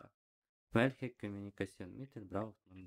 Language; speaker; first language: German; non-native, learner; Ukrainian